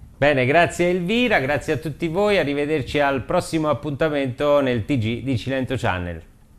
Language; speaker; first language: Italian; native; Italian